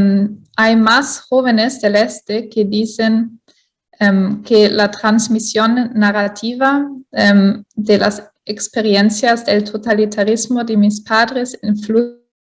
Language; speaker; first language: Spanish; non-native, fluent; German